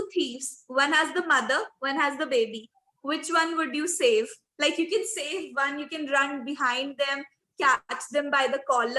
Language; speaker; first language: English; non-native, local second language; Hindi